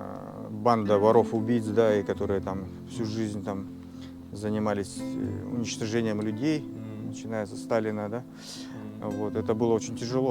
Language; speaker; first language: Russian; native; Russian